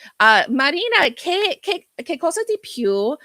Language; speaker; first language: Italian; non-native, learner; English